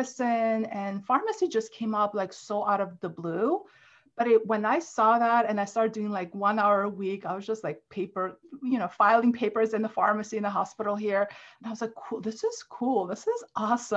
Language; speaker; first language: English; non-native, fluent; Armenian